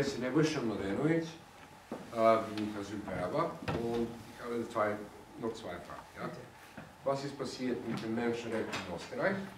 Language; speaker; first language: German; non-native, learner; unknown